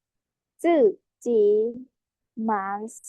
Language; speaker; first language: Chinese; non-native, learner; Lao